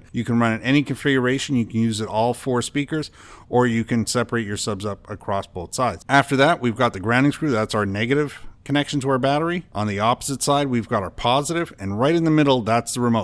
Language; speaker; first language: English; native; English